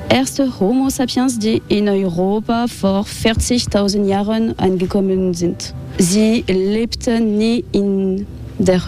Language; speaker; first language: German; non-native, fluent; French